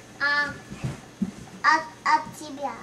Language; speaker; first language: Russian; early bilingual, heritage; Russian